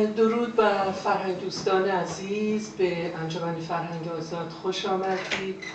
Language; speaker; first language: Persian; native; Persian